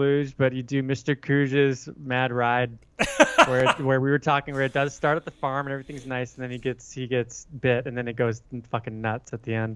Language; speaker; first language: English; native; English